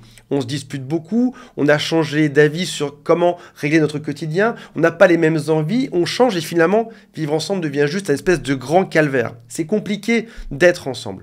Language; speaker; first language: French; native; French